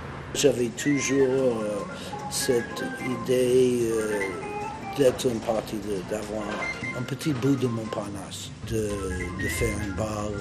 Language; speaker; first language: French; non-native, fluent; English